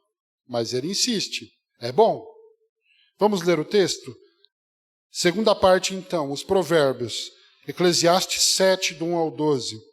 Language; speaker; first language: Portuguese; native; Portuguese